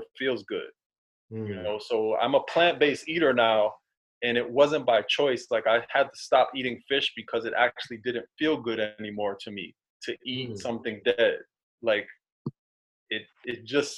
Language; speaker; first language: English; native; English